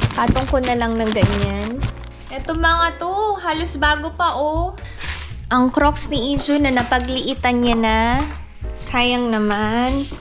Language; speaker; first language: Filipino; native; Filipino